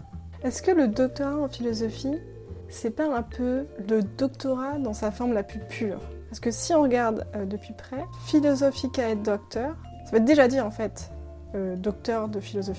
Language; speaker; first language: French; native; French